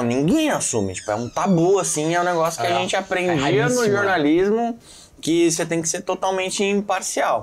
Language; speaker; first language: Portuguese; native; Portuguese